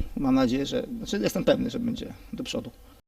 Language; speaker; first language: Polish; native; Polish